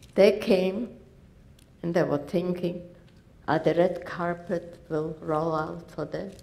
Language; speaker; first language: English; non-native, learner; Polish